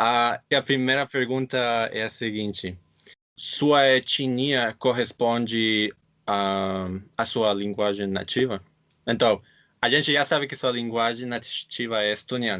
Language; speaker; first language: Portuguese; non-native, fluent; English